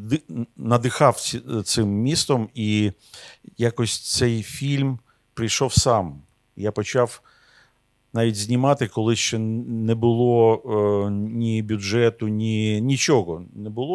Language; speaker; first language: Ukrainian; non-native, local second language; Russian